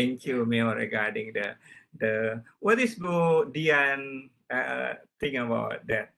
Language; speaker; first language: English; non-native, learner; Indonesian